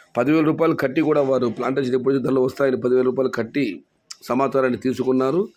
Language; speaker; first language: Telugu; non-native, local second language; Kannada